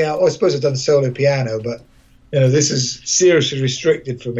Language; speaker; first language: English; native; English